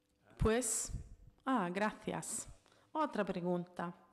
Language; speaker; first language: Spanish; non-native, fluent; Italian